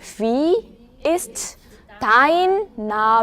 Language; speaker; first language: German; non-native, fluent; Korean